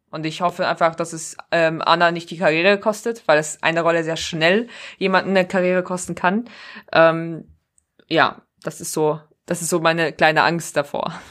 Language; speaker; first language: German; early bilingual, other home language; Polish